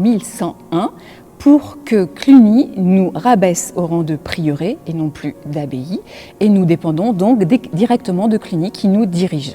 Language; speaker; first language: French; native; French